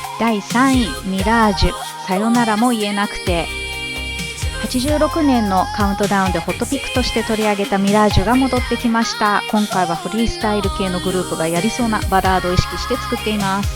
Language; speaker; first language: Japanese; native; Japanese